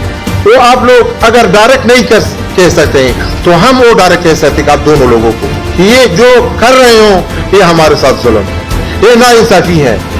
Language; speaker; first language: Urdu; non-native, fluent; Pashto